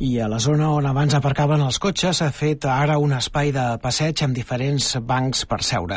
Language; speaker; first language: Catalan; native; Catalan